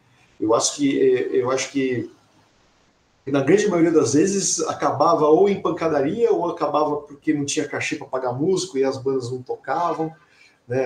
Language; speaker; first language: Portuguese; native; Portuguese